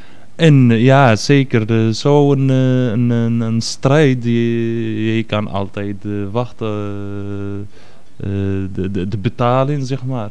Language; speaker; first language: Dutch; non-native, fluent; Arabic